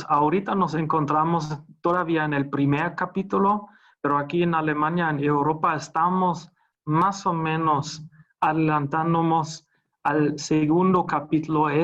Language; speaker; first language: Spanish; non-native, fluent; German